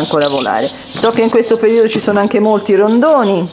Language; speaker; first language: Italian; native; Italian